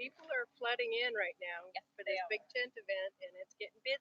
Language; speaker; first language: English; native; English